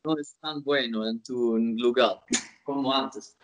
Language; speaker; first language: Spanish; non-native, learner; Swedish